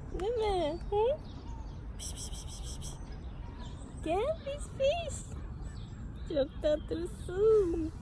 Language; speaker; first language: Turkish; non-native, learner; Japanese